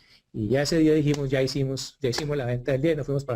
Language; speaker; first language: Spanish; native; Spanish